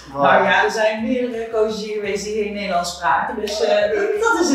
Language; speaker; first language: Dutch; native; Dutch